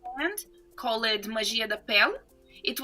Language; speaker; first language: English; non-native, fluent; Portuguese